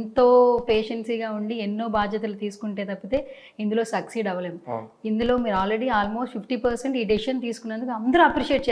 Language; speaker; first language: Telugu; native; Telugu